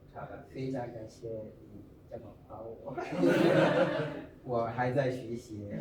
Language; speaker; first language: Chinese; non-native, fluent; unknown